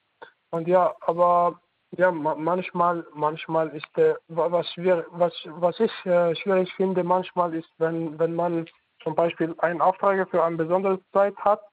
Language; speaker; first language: German; non-native, learner; Arabic